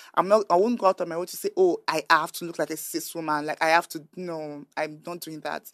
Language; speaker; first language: English; non-native, local second language; Yoruba